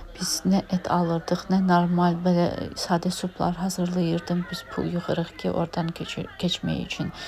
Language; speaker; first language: Azerbaijani; non-native, fluent; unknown